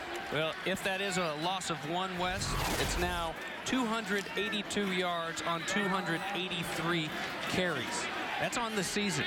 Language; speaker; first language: English; native; English